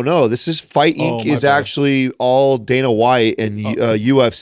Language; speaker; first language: English; native; English